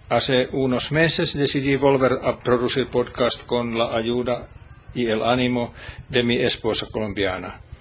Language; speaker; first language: Spanish; non-native, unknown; Finnish